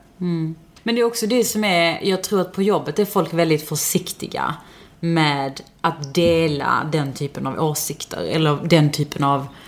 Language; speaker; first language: Swedish; early bilingual, other home language; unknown